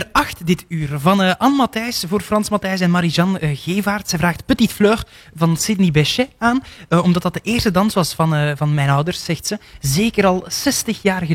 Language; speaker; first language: Dutch; native; Dutch